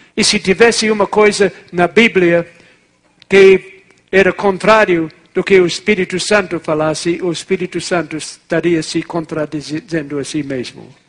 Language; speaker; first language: Portuguese; non-native, fluent; English